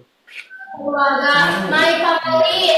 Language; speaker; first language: English; non-native, learner; Indonesian